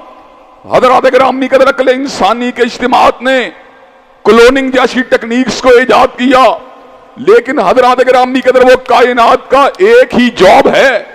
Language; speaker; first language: Urdu; native; Urdu